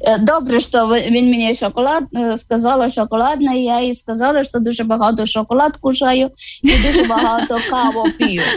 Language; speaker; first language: Ukrainian; non-native, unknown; Malayalam